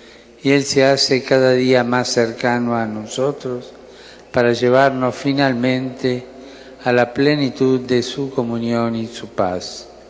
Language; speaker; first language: Spanish; native; Spanish